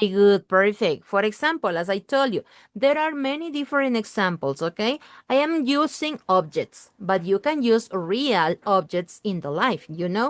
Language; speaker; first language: English; non-native, learner; Spanish